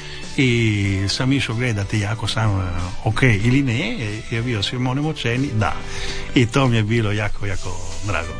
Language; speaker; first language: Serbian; early bilingual, heritage; Italian